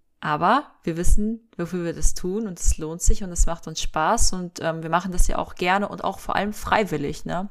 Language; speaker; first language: German; early bilingual, other home language; Russian